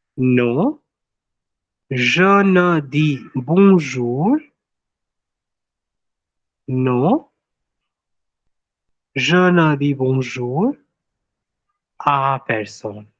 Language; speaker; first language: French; non-native, fluent; Hindi